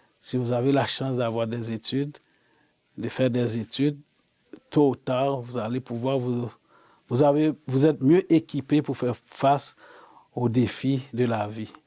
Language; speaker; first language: French; non-native, local second language; Haitian Creole